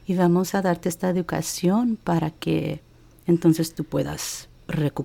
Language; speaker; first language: Spanish; early bilingual, heritage; Spanish